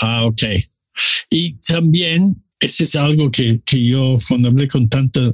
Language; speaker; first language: Spanish; non-native, learner; English